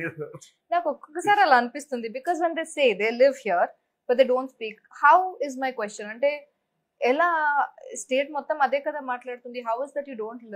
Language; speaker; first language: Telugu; non-native, local second language; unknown